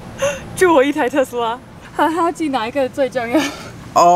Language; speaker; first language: Chinese; non-native, fluent; English